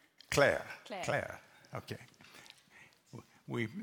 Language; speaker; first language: French; non-native, learner; English